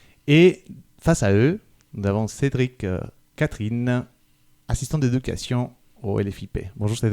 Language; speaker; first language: French; native; French